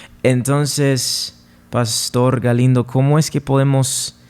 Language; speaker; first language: Spanish; non-native, fluent; English